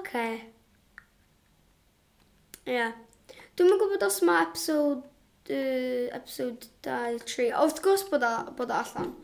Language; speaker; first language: Welsh; non-native, local second language; English